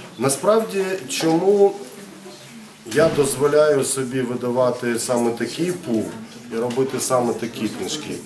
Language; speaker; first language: Ukrainian; non-native, local second language; Russian